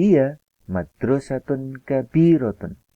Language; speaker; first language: Arabic; non-native, fluent; Indonesian